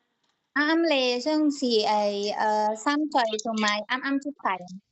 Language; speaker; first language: Cantonese; non-native, learner; Indonesian